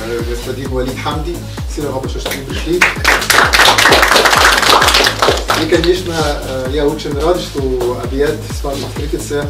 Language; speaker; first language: Russian; non-native, learner; Arabic